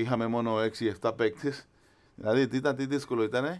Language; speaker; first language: Greek; non-native, fluent; Spanish